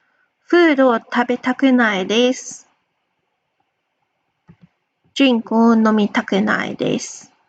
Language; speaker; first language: Japanese; non-native, fluent; English